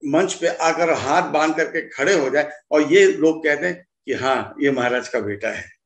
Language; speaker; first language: Hindi; native; Hindi